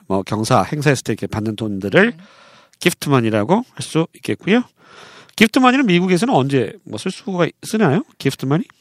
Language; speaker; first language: Korean; native; Korean